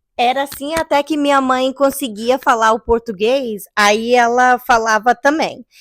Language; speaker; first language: Portuguese; early bilingual, heritage; English